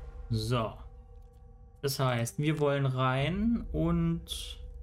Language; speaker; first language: German; native; German